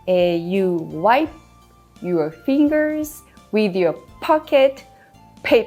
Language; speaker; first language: English; non-native, fluent; Japanese